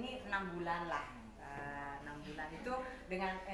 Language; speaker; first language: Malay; non-native, local second language; Sundanese